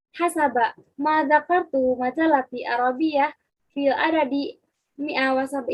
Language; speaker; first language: Arabic; non-native, learner; Indonesian